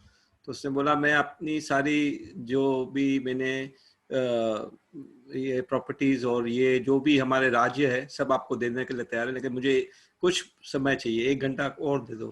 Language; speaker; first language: Hindi; native; Hindi